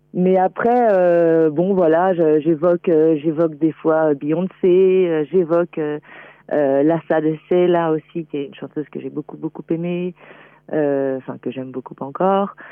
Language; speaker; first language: French; native; French